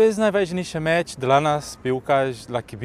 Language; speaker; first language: Polish; non-native, learner; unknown